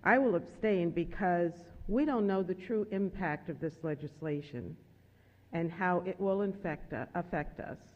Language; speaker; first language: English; native; English